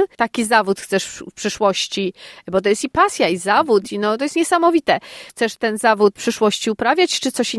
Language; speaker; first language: Polish; native; Polish